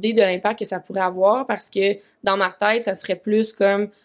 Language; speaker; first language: French; native; French